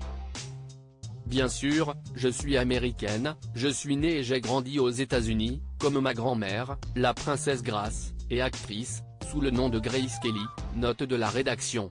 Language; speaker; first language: French; native; French